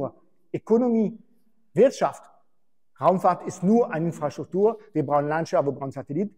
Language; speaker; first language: German; non-native, fluent; French